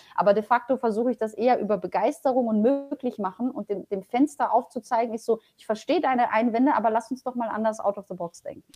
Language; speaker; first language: German; early bilingual, other home language; Polish